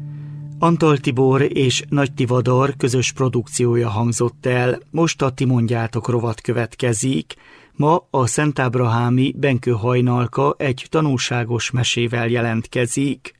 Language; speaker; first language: Hungarian; native; Hungarian